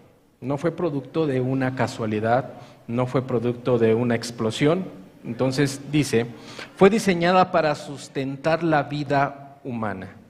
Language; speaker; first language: Spanish; native; Spanish